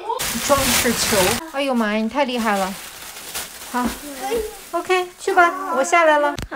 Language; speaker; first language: Chinese; native; Chinese